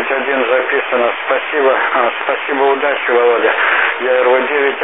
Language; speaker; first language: Russian; native; Russian